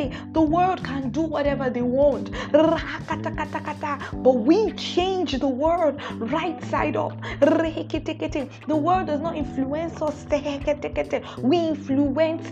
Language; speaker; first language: English; non-native, local second language; Yoruba